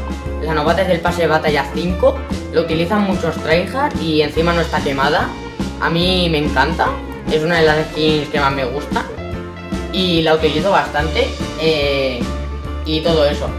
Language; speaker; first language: Spanish; native; Spanish